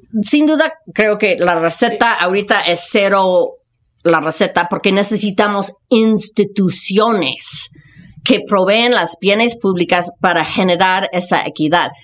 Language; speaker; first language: Spanish; non-native, fluent; English